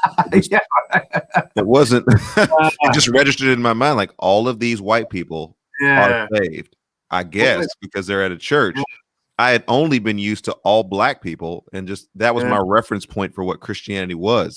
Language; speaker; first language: English; native; English